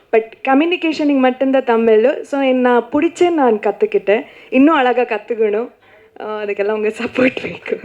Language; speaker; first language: Tamil; non-native, local second language; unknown